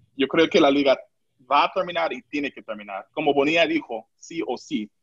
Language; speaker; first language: Spanish; non-native, local second language; English